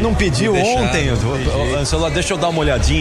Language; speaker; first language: Portuguese; native; Portuguese